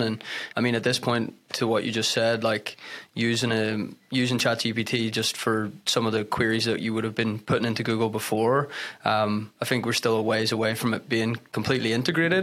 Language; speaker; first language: English; native; English